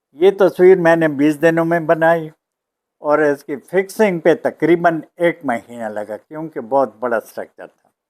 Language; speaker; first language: Urdu; non-native, local second language; Pashto